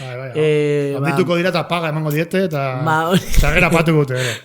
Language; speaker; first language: Basque; native; Basque